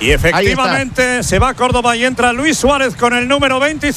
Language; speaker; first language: Spanish; native; Spanish